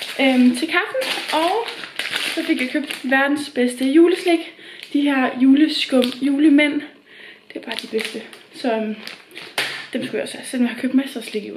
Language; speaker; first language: Danish; native; Danish